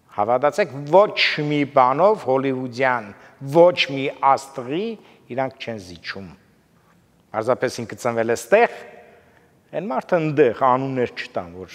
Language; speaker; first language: Armenian; native; Armenian